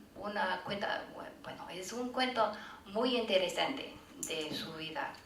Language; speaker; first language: Spanish; non-native, learner; English